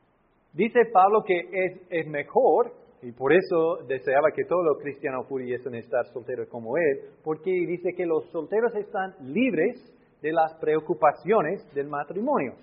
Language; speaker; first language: Spanish; non-native, fluent; English